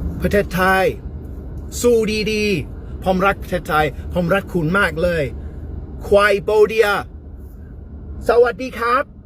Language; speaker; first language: Thai; non-native, learner; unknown